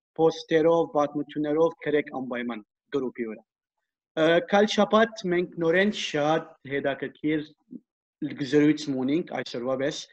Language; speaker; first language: Armenian; early bilingual, heritage; Armenian